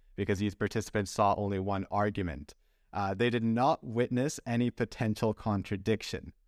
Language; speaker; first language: English; native; English